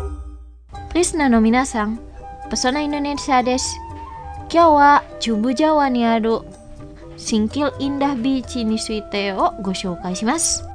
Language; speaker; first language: Japanese; non-native, fluent; Indonesian